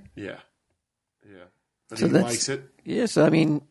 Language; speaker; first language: English; native; English